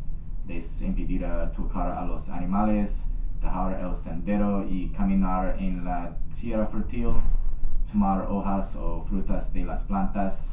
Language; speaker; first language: Spanish; non-native, fluent; English